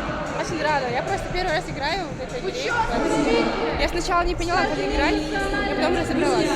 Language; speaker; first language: Russian; non-native, fluent; Mongolian